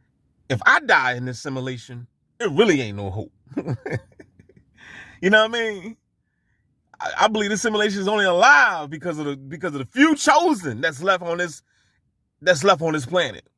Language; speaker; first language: English; native; English